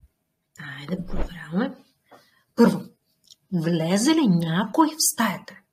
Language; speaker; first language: Bulgarian; non-native, fluent; Russian